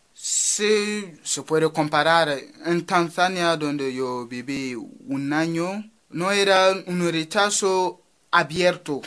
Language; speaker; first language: Spanish; non-native, fluent; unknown